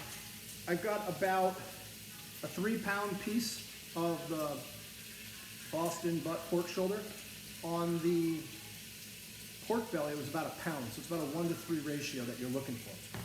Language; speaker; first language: English; native; English